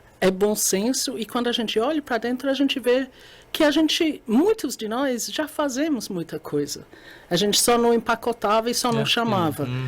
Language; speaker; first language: Portuguese; non-native, fluent; English